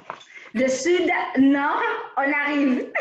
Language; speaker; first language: French; non-native, fluent; English